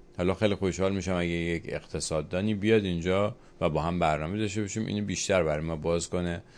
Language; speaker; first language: Persian; native; Persian